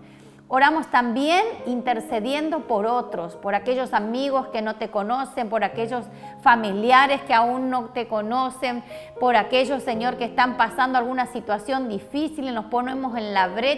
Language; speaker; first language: Spanish; native; Spanish